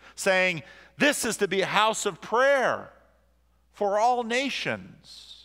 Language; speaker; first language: English; native; English